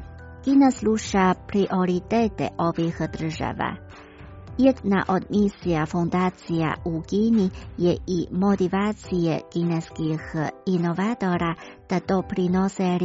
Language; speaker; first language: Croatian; non-native, fluent; Chinese